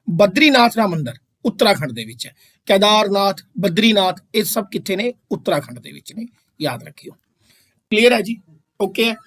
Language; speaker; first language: Hindi; non-native, local second language; Punjabi